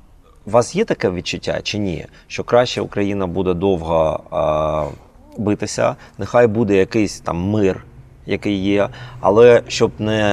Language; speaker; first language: Ukrainian; native; Ukrainian